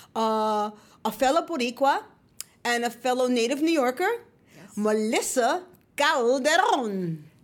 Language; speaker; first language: English; native; English